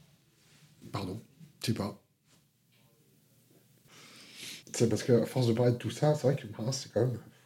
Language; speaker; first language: French; native; French